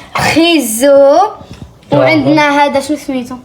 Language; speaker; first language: Arabic; native; Arabic